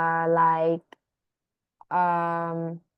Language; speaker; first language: English; non-native, learner; Indonesian